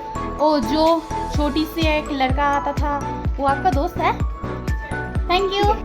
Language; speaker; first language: Hindi; non-native, local second language; Bangla